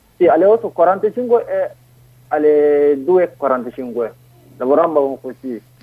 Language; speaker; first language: Italian; non-native, learner; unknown